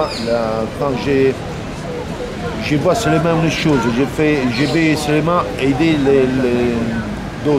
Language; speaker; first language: French; non-native, learner; Italian